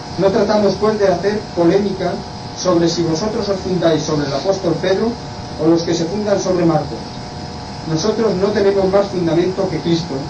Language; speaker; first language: Spanish; non-native, local second language; Catalan